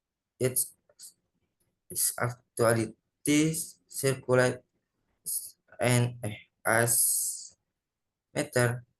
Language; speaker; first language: English; non-native, learner; Indonesian